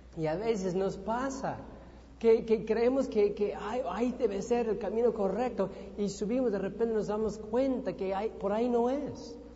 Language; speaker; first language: Spanish; non-native, fluent; English